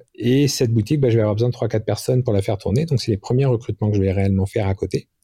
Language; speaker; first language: French; native; French